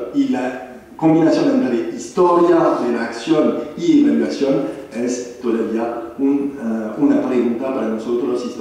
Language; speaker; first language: Spanish; non-native, learner; French